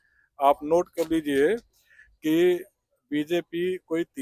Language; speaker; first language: Hindi; native; Hindi